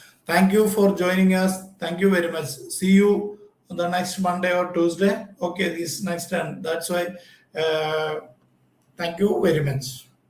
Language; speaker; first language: English; non-native, local second language; Malayalam